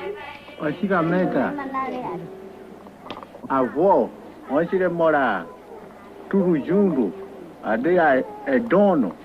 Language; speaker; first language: Portuguese; non-native, local second language; Kayapó